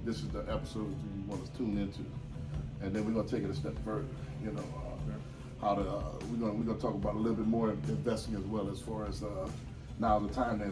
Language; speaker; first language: English; native; English